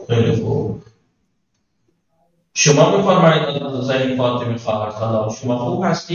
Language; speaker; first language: Persian; non-native, fluent; Urdu